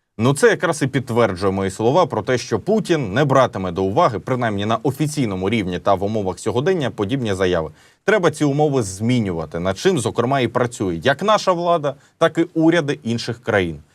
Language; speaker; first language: Ukrainian; native; Ukrainian